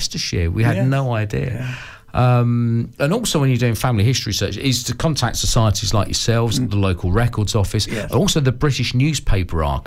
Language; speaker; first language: English; native; English